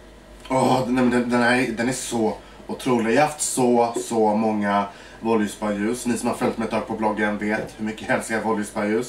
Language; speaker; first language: Swedish; early bilingual, other home language; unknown